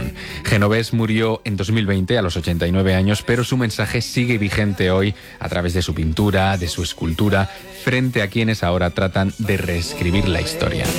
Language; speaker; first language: Spanish; native; Spanish